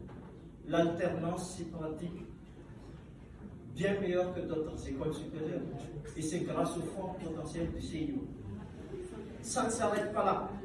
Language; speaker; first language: French; non-native, local second language; Malagasy